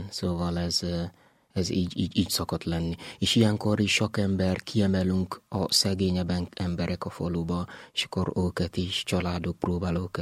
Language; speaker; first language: Hungarian; non-native, fluent; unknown